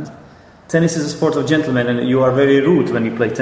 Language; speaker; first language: English; non-native, fluent; Czech